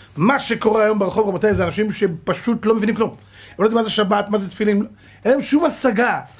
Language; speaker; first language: Hebrew; native; Hebrew